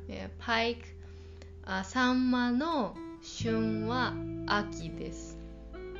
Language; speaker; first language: Japanese; non-native, fluent; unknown